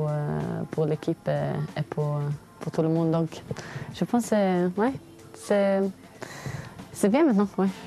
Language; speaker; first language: French; non-native, fluent; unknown